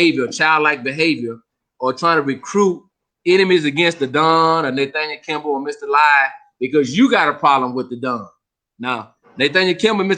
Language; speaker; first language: English; native; English